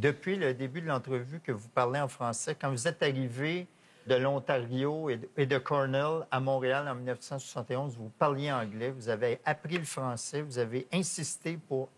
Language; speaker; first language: French; native; French